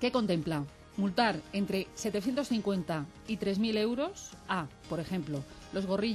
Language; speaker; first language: Spanish; native; Spanish